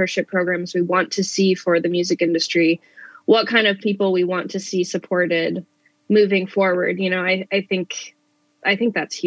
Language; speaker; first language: English; native; English